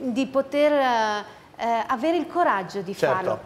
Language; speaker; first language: Italian; native; Italian